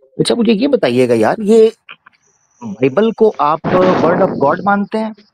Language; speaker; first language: Hindi; native; Hindi